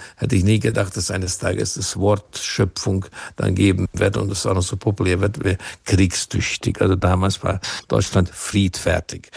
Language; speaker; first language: German; non-native, fluent; Hungarian